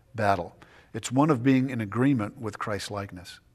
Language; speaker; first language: English; native; English